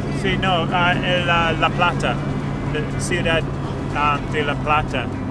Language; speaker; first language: Spanish; non-native, learner; English